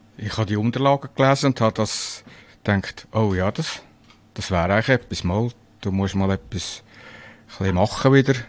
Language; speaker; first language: German; native; German